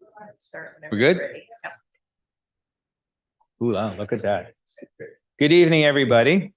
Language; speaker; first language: English; native; English